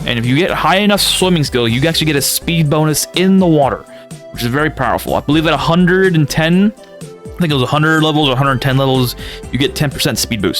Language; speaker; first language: English; native; English